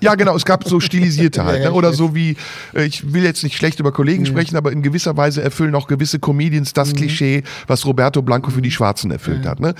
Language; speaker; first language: German; early bilingual, other home language; Turkish